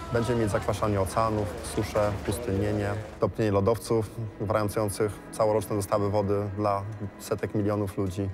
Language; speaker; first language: Polish; native; Polish